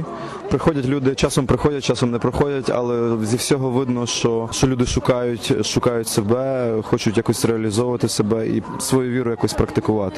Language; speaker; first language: Ukrainian; native; Ukrainian